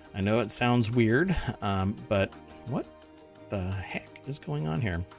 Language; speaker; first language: English; non-native, fluent; German